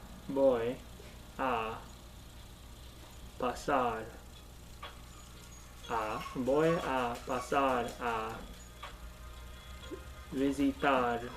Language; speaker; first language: Spanish; non-native, learner; English